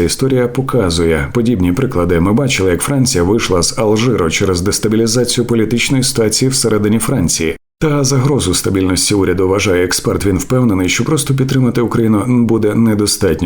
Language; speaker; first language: Ukrainian; native; Ukrainian